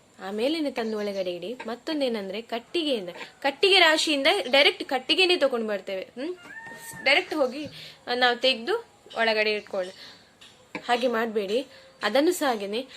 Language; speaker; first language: Kannada; non-native, local second language; Tulu